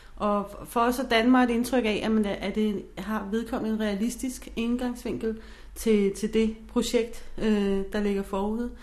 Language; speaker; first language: Danish; non-native, fluent; English